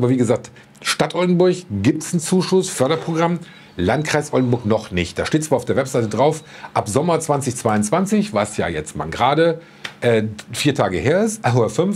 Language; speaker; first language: German; native; German